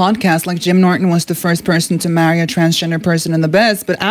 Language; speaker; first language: English; non-native, fluent; Norwegian